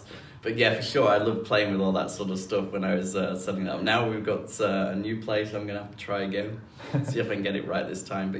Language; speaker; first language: English; native; English